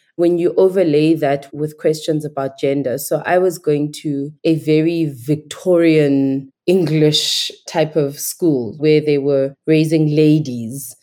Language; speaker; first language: English; non-native, local second language; Igbo